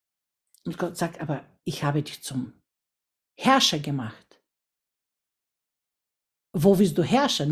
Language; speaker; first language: German; non-native, fluent; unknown